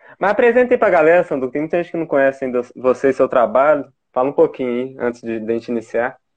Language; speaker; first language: Portuguese; native; Portuguese